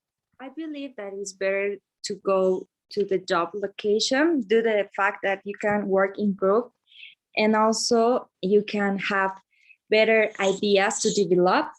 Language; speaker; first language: English; non-native, learner; Spanish